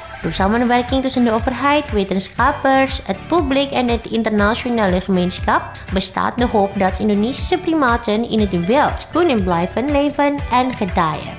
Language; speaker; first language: Dutch; non-native, fluent; Indonesian